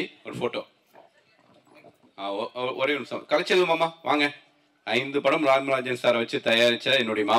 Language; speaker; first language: Tamil; native; Tamil